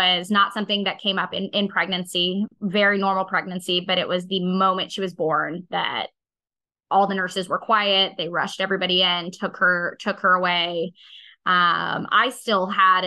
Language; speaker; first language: English; native; English